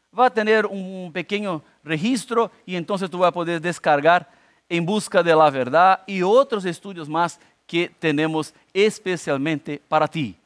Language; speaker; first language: Spanish; non-native, fluent; Portuguese